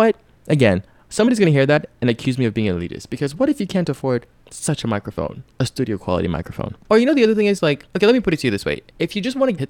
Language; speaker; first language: English; non-native, local second language; Yoruba